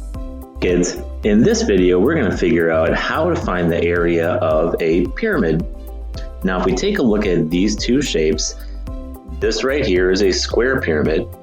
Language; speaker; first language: English; native; English